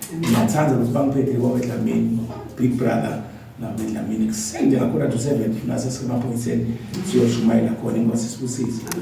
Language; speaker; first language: Zulu; non-native, local second language; Swati